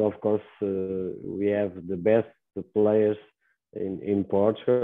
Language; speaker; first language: English; non-native, learner; Portuguese